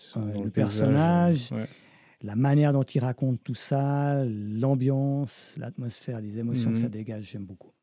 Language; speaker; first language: French; native; French